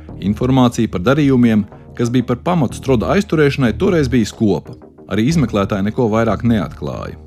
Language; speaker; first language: Latvian; native; Latvian